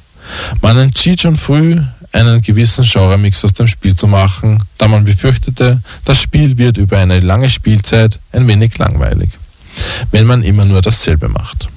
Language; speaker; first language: German; native; German